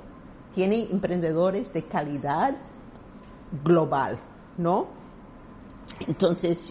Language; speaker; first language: Spanish; non-native, fluent; English